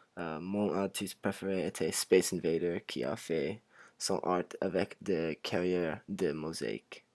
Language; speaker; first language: French; non-native, learner; English